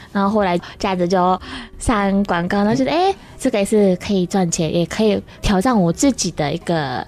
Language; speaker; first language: Chinese; non-native, fluent; Japanese